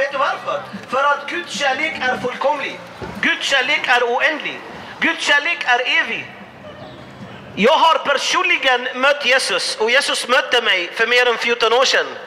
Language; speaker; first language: Swedish; non-native, fluent; Arabic